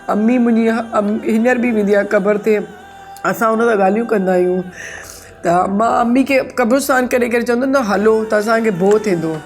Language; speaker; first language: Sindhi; non-native, local second language; Urdu